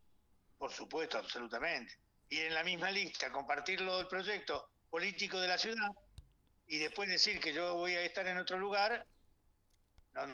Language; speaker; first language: Spanish; native; Spanish